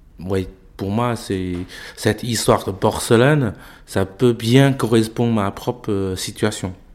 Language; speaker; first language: French; non-native, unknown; Chinese